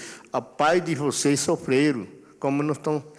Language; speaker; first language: Portuguese; non-native, local second language; Yanomámi